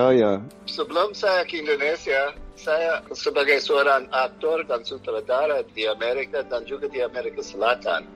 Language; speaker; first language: Indonesian; non-native, fluent; English